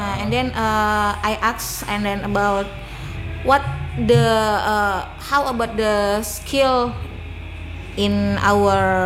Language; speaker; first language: English; non-native, learner; Indonesian